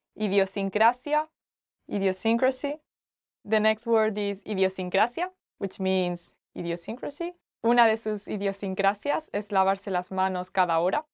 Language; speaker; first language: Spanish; native; Spanish